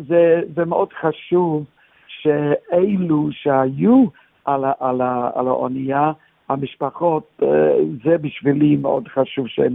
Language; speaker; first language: Hebrew; non-native, fluent; English